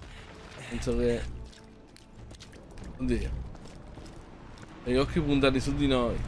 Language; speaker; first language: Italian; native; Italian